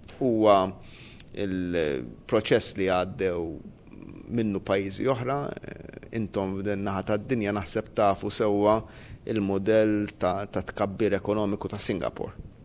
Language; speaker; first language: Maltese; native; Maltese